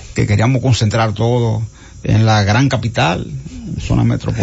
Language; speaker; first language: Spanish; native; Spanish